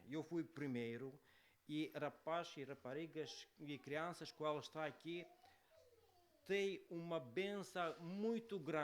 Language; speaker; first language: Portuguese; non-native, learner; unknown